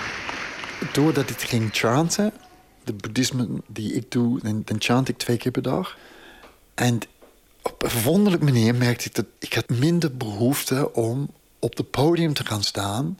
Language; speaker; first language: Dutch; non-native, fluent; English